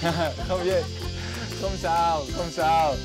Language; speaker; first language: Vietnamese; non-native, learner; English